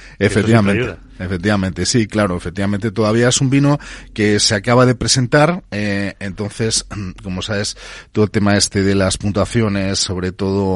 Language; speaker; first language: Spanish; native; Spanish